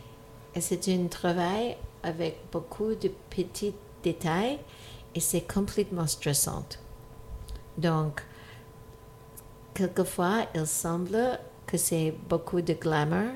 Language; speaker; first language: French; non-native, fluent; English